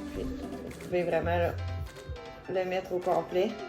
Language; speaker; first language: French; native; French